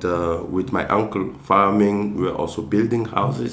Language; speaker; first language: English; non-native, fluent; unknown